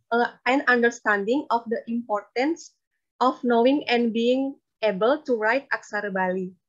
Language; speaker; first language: English; non-native, learner; Indonesian